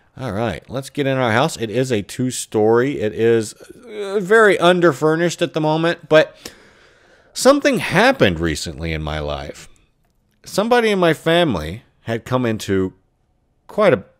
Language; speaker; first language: English; native; English